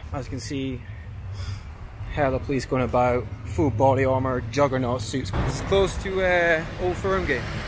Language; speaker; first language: English; native; English